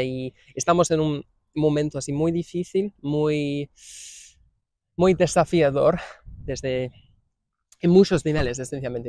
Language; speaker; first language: Spanish; non-native, fluent; English